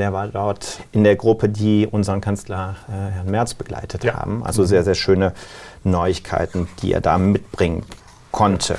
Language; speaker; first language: German; native; German